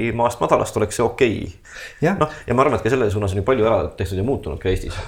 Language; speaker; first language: Estonian; native; Estonian